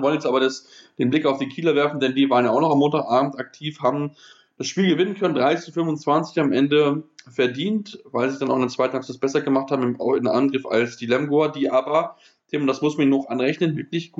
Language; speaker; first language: German; native; German